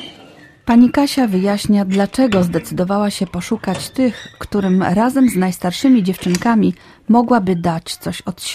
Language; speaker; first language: Polish; native; Polish